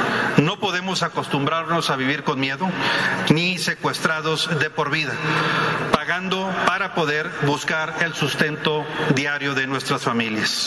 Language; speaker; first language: Spanish; native; Spanish